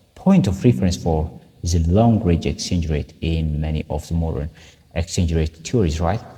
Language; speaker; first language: English; non-native, local second language; Amharic